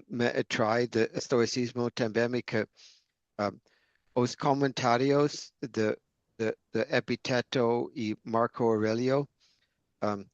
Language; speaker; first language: Portuguese; non-native, fluent; English